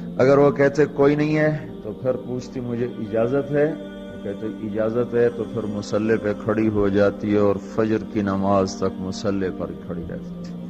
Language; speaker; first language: Urdu; non-native, local second language; Punjabi